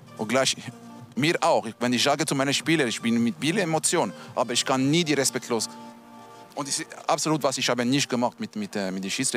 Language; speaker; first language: German; non-native, local second language; Italian